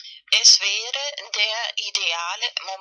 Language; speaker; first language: German; non-native, learner; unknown